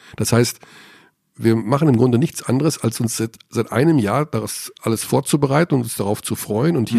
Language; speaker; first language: German; native; German